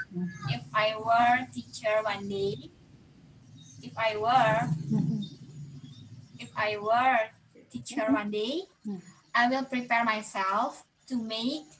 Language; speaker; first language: English; non-native, learner; Indonesian